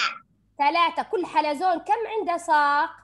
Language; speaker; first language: Arabic; native; Arabic